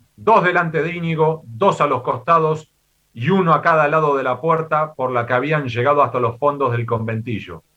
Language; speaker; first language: Spanish; native; Spanish